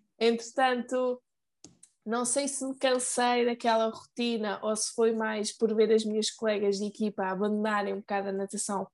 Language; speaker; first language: Portuguese; early bilingual, heritage; Portuguese